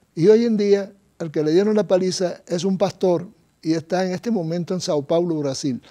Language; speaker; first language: Spanish; native; Spanish